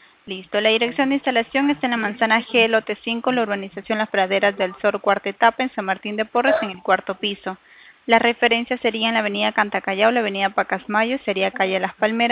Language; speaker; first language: Spanish; native; Spanish